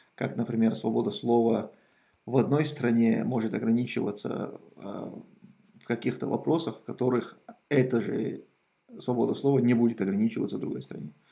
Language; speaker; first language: Russian; non-native, local second language; Chechen